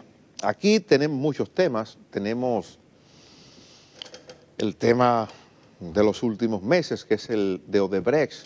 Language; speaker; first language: Spanish; native; Spanish